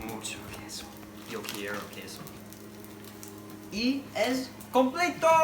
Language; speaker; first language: Spanish; non-native, learner; English